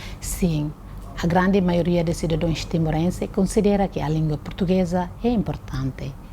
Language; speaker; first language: Portuguese; non-native, local second language; Tetum